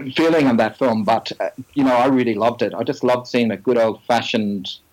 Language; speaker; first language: English; native; English